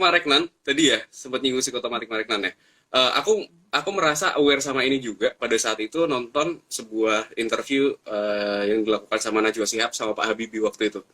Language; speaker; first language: Indonesian; native; Indonesian